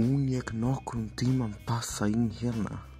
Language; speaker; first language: Icelandic; non-native, learner; Spanish